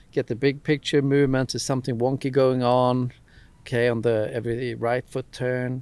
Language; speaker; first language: English; non-native, fluent; Swedish